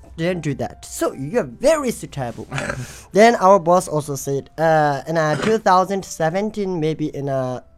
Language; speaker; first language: English; non-native, learner; Tibetan